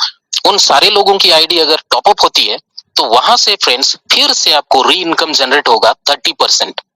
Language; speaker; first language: Hindi; native; Hindi